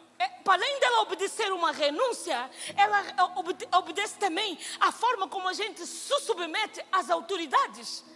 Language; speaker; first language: Portuguese; native; Portuguese